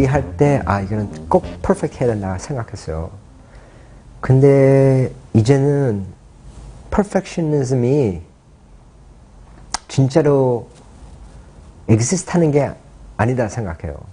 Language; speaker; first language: Korean; early bilingual, heritage; Korean